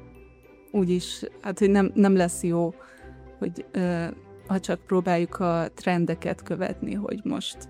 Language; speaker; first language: Hungarian; early bilingual, heritage; Hungarian